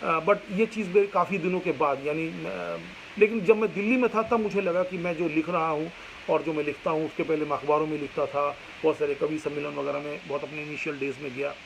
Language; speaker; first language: Hindi; non-native, local second language; Bangla